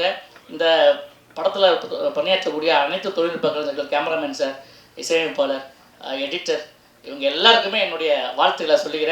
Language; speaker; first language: Tamil; native; Tamil